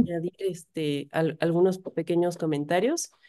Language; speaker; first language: Spanish; native; Spanish